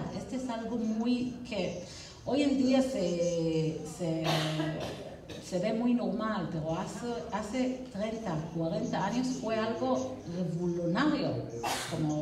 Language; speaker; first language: Spanish; non-native, fluent; Hebrew